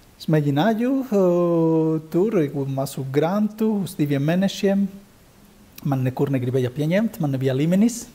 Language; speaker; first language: Latvian; non-native, fluent; Spanish